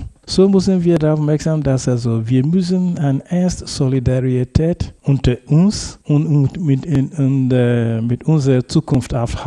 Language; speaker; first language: German; non-native, fluent; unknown